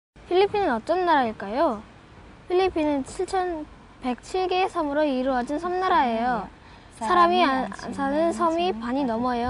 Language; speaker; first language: Korean; native; Korean